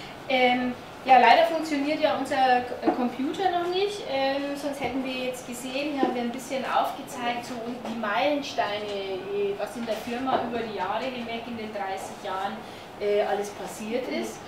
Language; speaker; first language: German; native; German